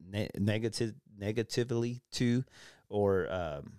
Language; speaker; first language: English; native; English